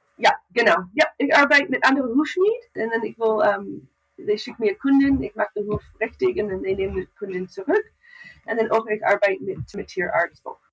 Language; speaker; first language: German; non-native, learner; English